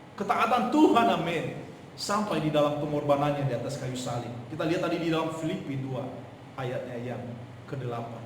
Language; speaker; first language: Indonesian; non-native, local second language; Nias